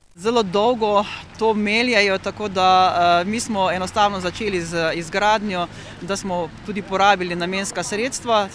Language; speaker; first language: Slovenian; native; Slovenian